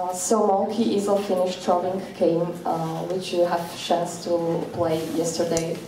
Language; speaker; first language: English; non-native, learner; Slovak